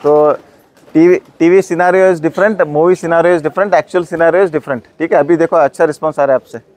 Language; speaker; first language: Hindi; non-native, local second language; Kannada